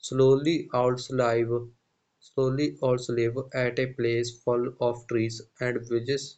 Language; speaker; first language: English; non-native, local second language; Punjabi